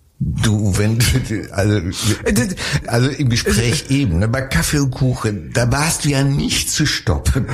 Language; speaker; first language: German; native; German